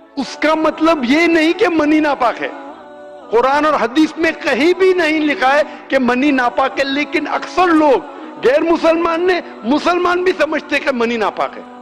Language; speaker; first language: Hindi; non-native, local second language; Konkani